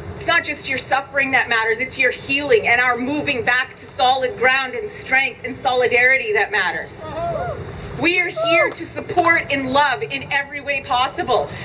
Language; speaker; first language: English; native; English